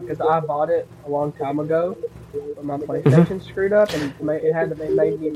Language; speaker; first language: English; native; English